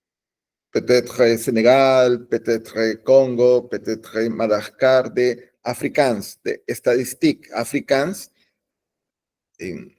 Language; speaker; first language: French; non-native, learner; Spanish